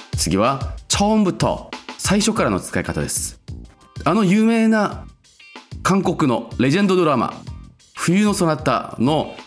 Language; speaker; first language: Japanese; non-native, local second language; Korean